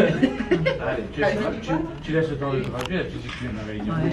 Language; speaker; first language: French; native; French